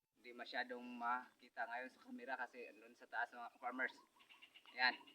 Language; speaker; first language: Filipino; non-native, local second language; Cebuano